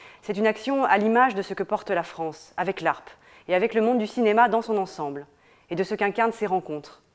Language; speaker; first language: French; native; French